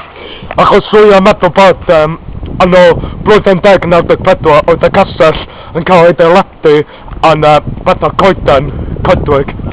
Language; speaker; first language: Welsh; non-native, local second language; English